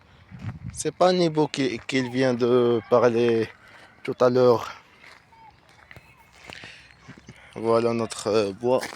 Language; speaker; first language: French; non-native, learner; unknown